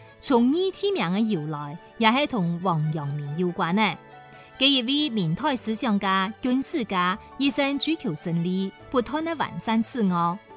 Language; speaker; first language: Chinese; non-native, local second language; Cantonese